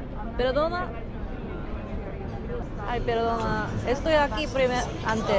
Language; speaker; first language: Spanish; non-native, learner; Korean